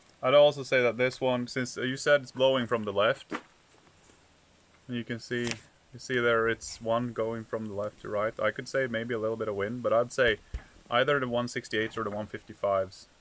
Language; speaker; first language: English; non-native, fluent; Swedish